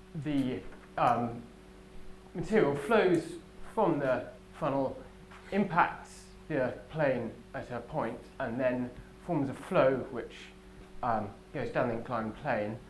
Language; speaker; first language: English; native; English